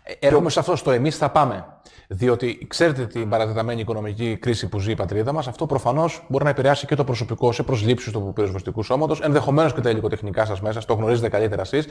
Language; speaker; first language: Greek; native; Greek